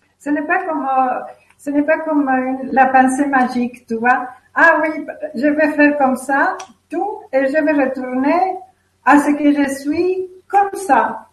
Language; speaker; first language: French; non-native, fluent; Spanish